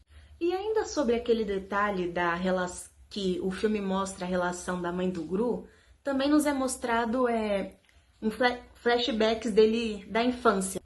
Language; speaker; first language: Portuguese; native; Portuguese